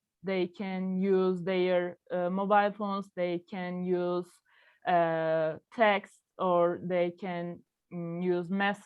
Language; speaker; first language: English; non-native, learner; Turkish